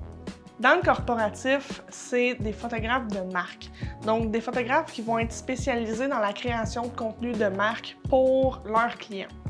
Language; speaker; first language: French; native; French